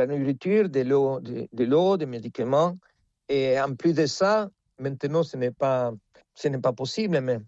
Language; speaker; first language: French; non-native, fluent; Spanish